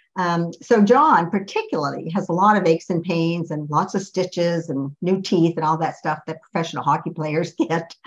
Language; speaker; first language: English; native; English